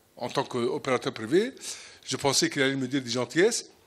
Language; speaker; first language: French; non-native, local second language; Arabic